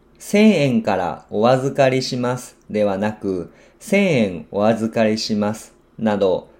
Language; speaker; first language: Japanese; non-native, fluent; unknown